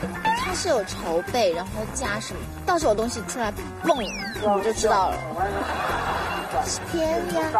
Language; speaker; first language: Chinese; native; Chinese